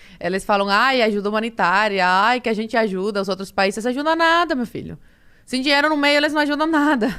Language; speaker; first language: Portuguese; early bilingual, other home language; Spanish